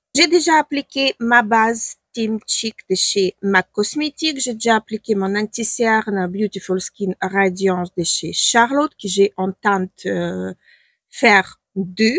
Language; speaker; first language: French; non-native, fluent; Ukrainian